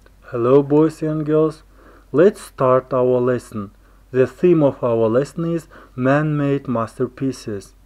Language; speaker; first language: English; non-native, fluent; Kazakh